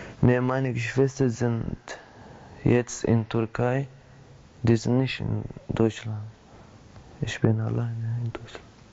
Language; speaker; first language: German; non-native, learner; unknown